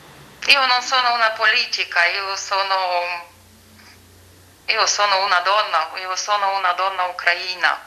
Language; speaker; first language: Italian; non-native, fluent; Ukrainian